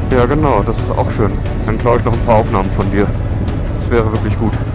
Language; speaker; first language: German; native; German